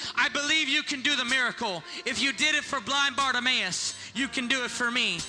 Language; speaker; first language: English; native; English